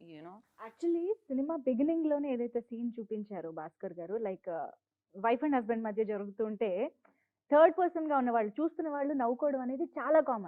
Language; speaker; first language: Telugu; native; Telugu